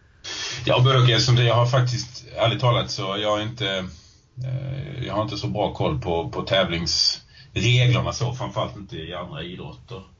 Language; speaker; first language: Swedish; native; Swedish